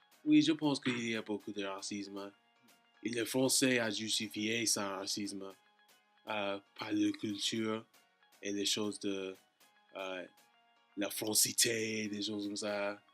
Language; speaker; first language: French; non-native, learner; English